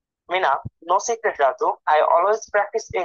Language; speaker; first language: English; non-native, learner; Bangla